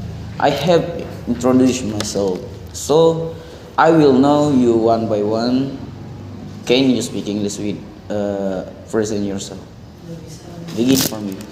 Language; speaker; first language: English; non-native, learner; Indonesian